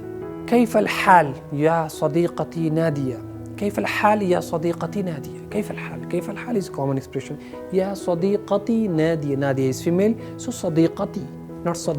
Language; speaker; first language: Arabic; non-native, fluent; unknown